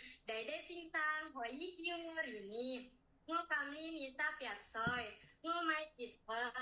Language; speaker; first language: Cantonese; non-native, learner; Indonesian